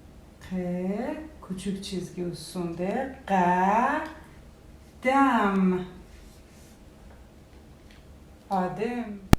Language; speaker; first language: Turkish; non-native, fluent; Persian